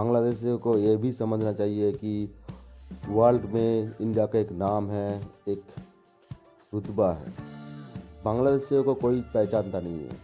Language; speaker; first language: Hindi; non-native, local second language; Bangla